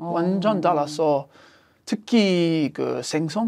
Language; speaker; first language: Korean; non-native, learner; English